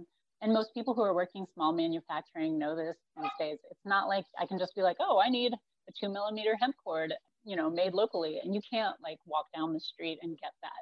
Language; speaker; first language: English; native; English